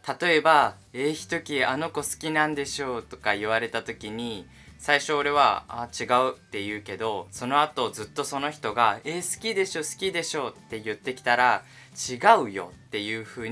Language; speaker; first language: Japanese; native; Japanese